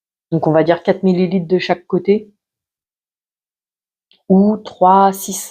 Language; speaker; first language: French; native; French